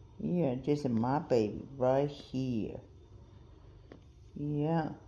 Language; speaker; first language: English; native; English